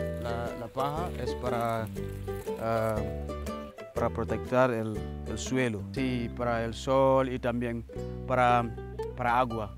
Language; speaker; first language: Spanish; non-native, learner; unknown